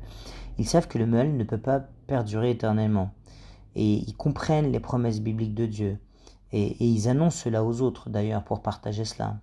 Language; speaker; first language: French; native; French